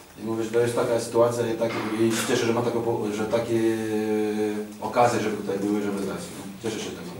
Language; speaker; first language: Polish; non-native, learner; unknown